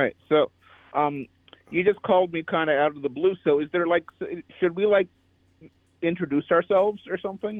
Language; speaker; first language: English; native; English